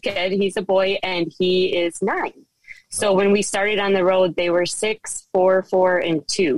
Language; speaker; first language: English; native; English